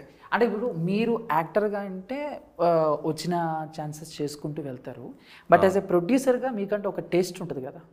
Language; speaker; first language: Telugu; native; Telugu